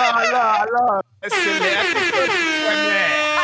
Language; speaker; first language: French; non-native, learner; Yoruba